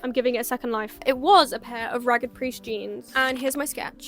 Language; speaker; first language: English; native; English